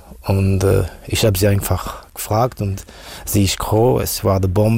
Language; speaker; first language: German; non-native, fluent; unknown